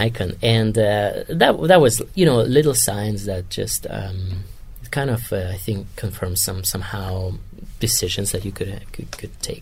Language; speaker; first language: English; non-native, fluent; Kazakh